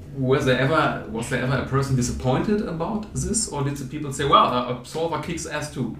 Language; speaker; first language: English; non-native, fluent; German